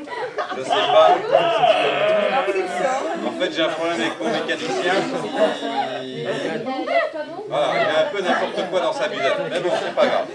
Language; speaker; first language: French; native; French